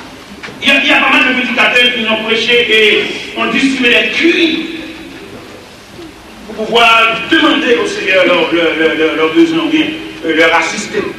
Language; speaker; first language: French; non-native, local second language; Haitian Creole